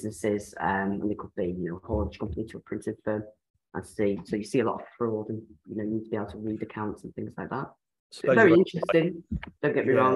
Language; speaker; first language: English; native; English